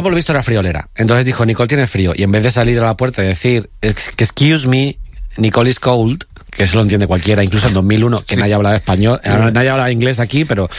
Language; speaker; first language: Spanish; native; Spanish